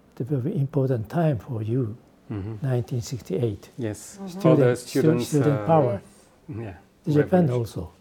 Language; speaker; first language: English; non-native, learner; Japanese